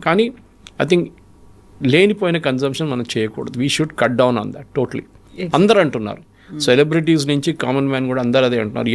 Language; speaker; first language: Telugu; non-native, local second language; Malayalam